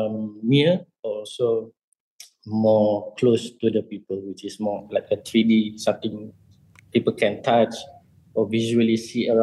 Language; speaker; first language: English; non-native, local second language; Malay